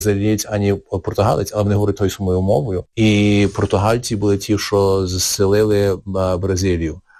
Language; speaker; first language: Ukrainian; early bilingual, heritage; Ukrainian